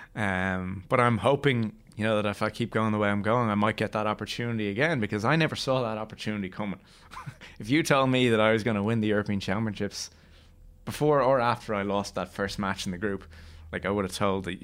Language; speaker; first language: English; native; English